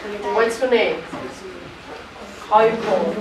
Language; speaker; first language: English; non-native, fluent; French